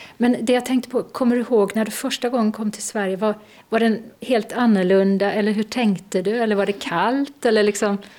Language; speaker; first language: Swedish; native; Swedish